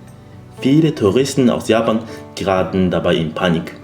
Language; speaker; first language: German; non-native, fluent; Japanese